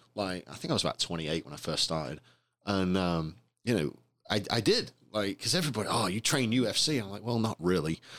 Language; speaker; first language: English; native; English